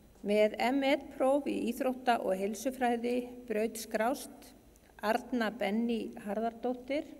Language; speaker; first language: Icelandic; native; Icelandic